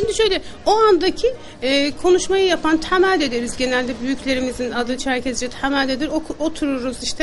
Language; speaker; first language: Turkish; non-native, local second language; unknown